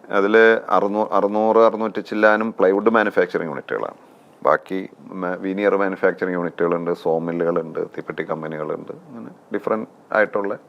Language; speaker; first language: Malayalam; native; Malayalam